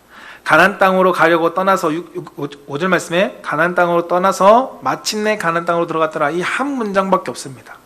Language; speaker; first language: Korean; native; Korean